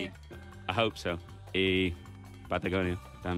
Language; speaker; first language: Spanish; non-native, learner; English